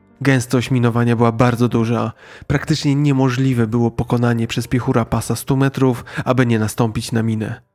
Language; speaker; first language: Polish; native; Polish